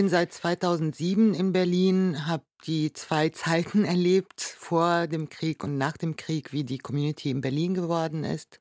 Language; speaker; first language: German; non-native, fluent; Arabic